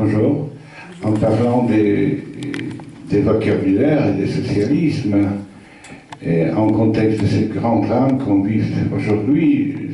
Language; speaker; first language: French; non-native, fluent; Polish